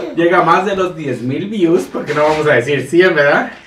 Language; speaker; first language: Spanish; native; Spanish